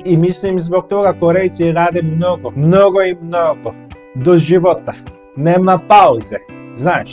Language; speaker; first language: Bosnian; non-native, learner; Korean